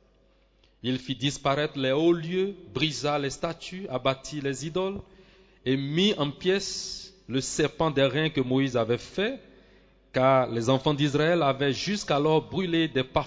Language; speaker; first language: French; non-native, local second language; Swahili